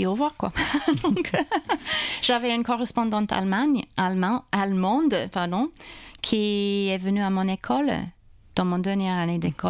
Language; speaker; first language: French; non-native, fluent; English